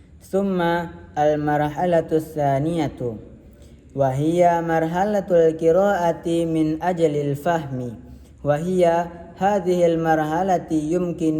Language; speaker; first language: Arabic; non-native, learner; Indonesian